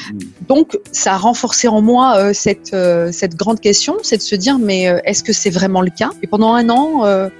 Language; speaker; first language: French; native; French